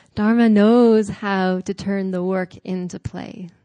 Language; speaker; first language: English; native; English